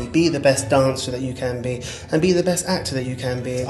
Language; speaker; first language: English; native; English